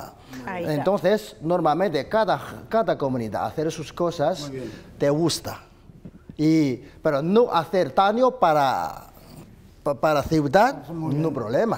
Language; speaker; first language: Spanish; non-native, learner; Chinese